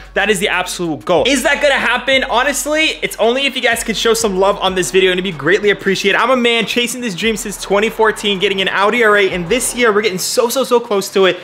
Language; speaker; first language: English; native; English